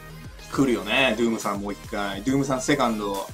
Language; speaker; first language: Japanese; native; Japanese